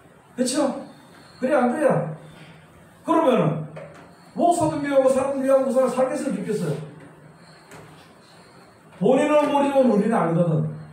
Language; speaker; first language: Korean; native; Korean